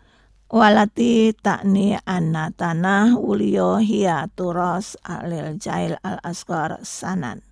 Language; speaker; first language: Arabic; non-native, fluent; Indonesian